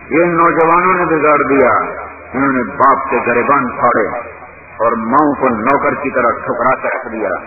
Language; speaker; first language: Urdu; non-native, local second language; Punjabi